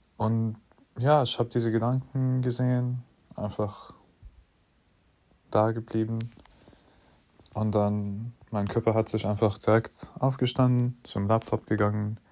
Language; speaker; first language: German; non-native, fluent; English